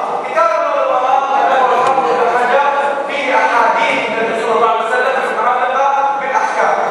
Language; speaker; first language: Arabic; native; Arabic